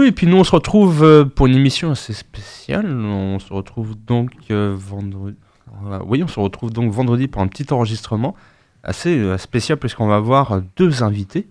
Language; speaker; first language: French; native; French